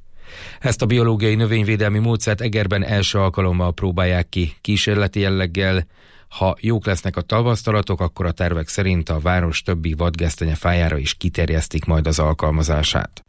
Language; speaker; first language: Hungarian; native; Hungarian